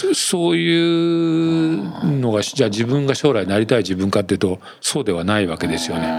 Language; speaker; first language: Japanese; native; Japanese